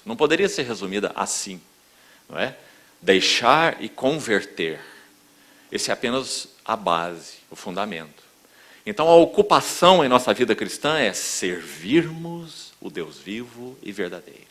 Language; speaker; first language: Portuguese; native; Portuguese